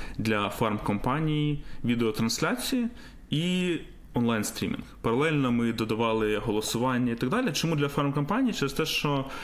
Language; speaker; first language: Ukrainian; native; Ukrainian